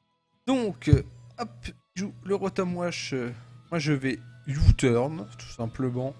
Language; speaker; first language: French; native; French